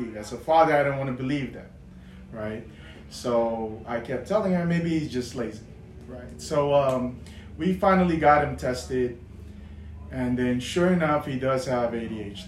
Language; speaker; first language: English; non-native, local second language; Filipino